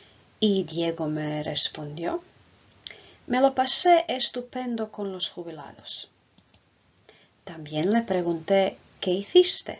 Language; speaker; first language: Spanish; non-native, fluent; Croatian